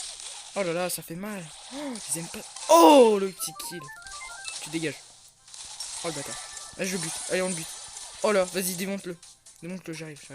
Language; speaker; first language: French; native; French